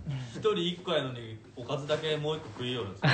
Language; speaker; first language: Japanese; native; Japanese